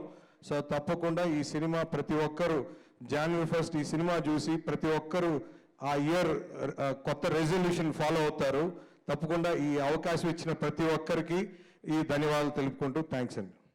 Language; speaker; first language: Telugu; native; Telugu